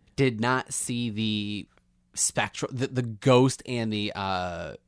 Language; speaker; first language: English; native; English